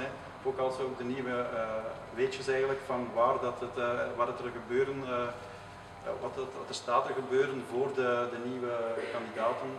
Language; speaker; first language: Dutch; native; Dutch